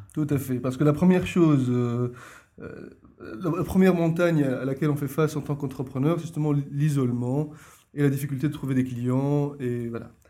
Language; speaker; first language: French; non-native, local second language; Arabic